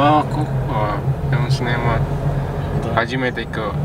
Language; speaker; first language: Japanese; non-native, learner; Sundanese